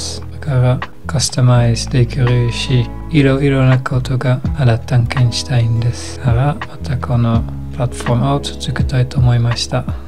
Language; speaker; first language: Japanese; non-native, fluent; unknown